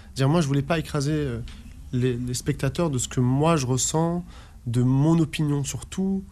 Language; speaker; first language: French; early bilingual, other home language; Arabic